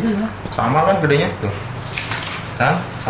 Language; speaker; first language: Indonesian; native; Indonesian